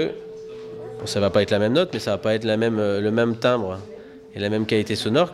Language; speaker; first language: French; native; French